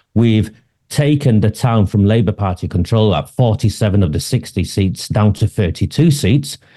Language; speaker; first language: English; native; English